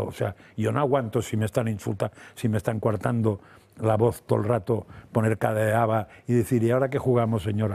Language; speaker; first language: Spanish; native; Spanish